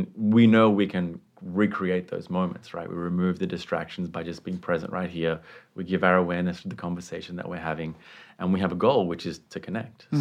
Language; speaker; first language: English; non-native, local second language; Sinhala